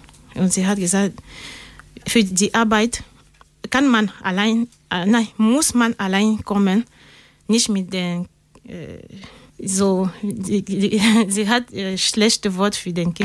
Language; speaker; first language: German; non-native, learner; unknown